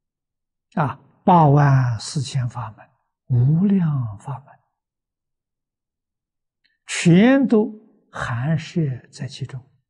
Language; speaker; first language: Chinese; native; Chinese